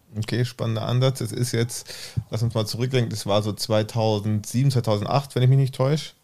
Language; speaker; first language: German; native; German